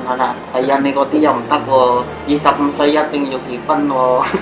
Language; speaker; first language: Cantonese; non-native, fluent; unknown